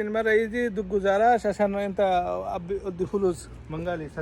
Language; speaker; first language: Arabic; non-native, learner; Bangla